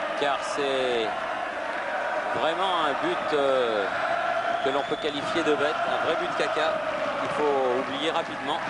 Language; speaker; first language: French; native; French